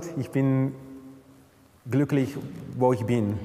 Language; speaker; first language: German; non-native, fluent; Slovak